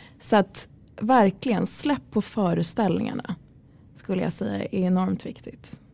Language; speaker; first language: Swedish; early bilingual, other home language; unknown